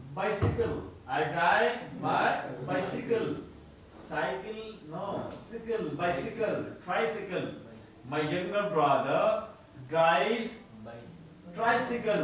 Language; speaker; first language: English; non-native, local second language; Urdu